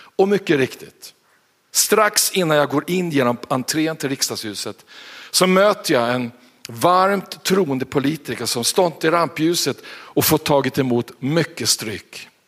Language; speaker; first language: Swedish; native; Swedish